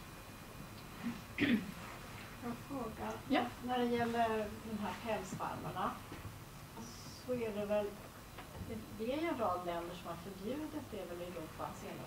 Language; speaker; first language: Swedish; native; Swedish